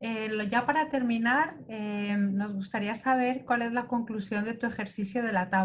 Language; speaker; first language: Spanish; native; Spanish